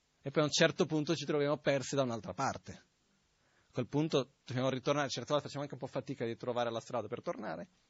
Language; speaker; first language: Italian; non-native, fluent; Portuguese